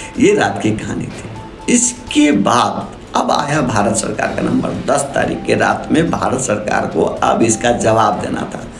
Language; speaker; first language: Hindi; non-native, local second language; Maithili